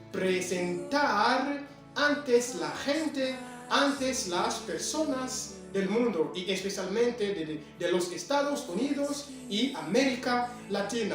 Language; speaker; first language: Spanish; non-native, fluent; French